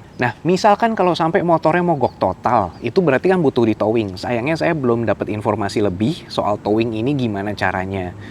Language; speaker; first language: Indonesian; native; Indonesian